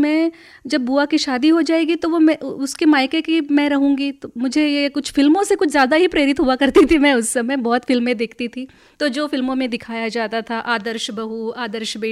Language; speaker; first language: Hindi; non-native, local second language; Marathi